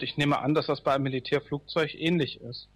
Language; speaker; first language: German; native; German